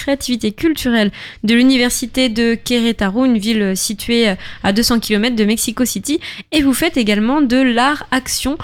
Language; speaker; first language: French; native; French